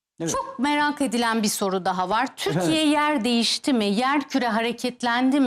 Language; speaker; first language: Turkish; native; Turkish